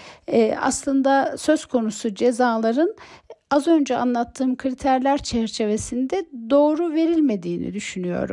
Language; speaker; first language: Turkish; native; Turkish